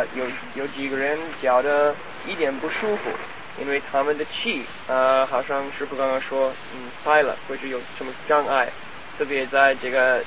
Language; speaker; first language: Chinese; non-native, fluent; English